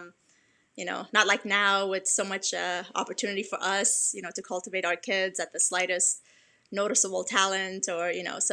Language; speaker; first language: English; early bilingual, other home language; Persian